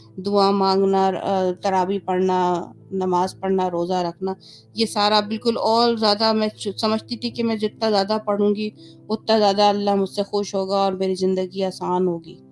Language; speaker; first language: Urdu; native; Urdu